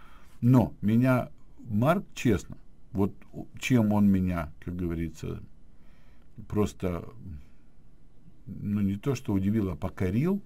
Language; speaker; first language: Russian; native; Russian